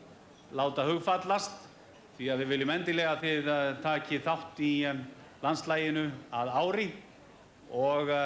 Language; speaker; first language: Icelandic; native; Icelandic